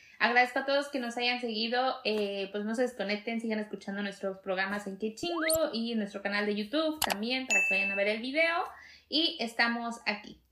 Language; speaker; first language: Spanish; native; Spanish